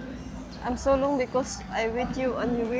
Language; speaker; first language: English; non-native, local second language; Cebuano